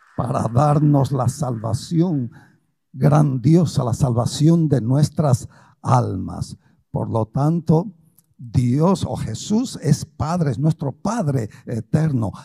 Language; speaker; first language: Spanish; early bilingual, other home language; Portuguese